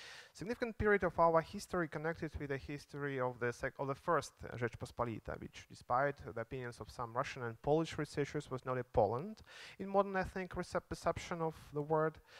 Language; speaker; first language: English; non-native, fluent; Belarusian